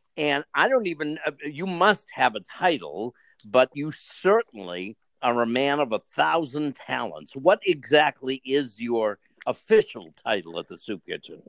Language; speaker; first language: English; native; English